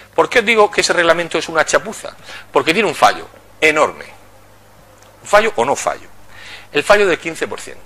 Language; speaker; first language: Spanish; native; Spanish